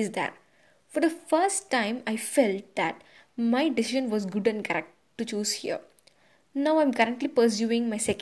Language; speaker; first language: English; non-native, local second language; Tamil